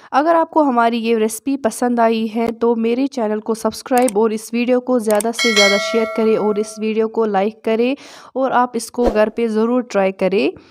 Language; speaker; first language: Urdu; non-native, local second language; Kashmiri